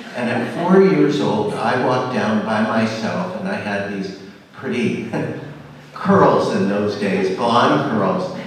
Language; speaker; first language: English; native; English